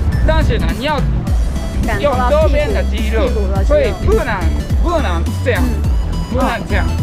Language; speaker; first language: Chinese; non-native, learner; Japanese